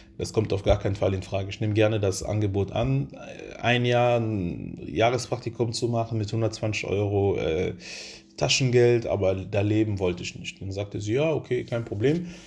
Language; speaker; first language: German; early bilingual, other home language; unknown